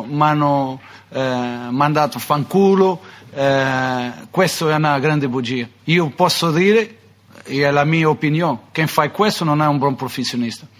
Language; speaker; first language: Italian; non-native, fluent; Portuguese